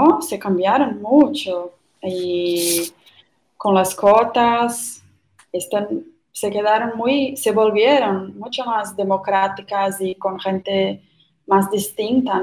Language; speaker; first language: Spanish; non-native, fluent; Portuguese